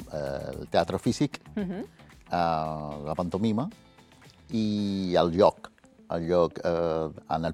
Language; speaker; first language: Catalan; non-native, fluent; Spanish